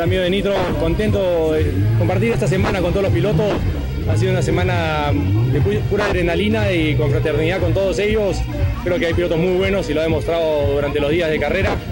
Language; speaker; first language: Spanish; native; Spanish